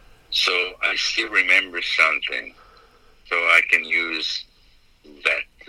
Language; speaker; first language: English; non-native, fluent; Italian